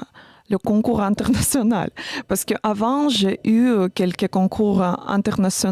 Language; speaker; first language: French; non-native, learner; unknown